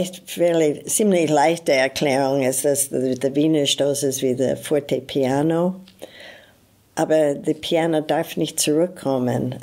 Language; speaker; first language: German; non-native, fluent; English